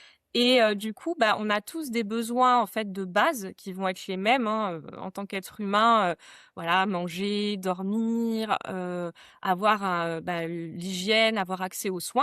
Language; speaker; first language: French; native; French